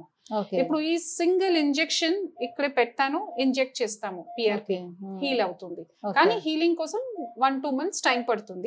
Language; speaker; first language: Telugu; non-native, learner; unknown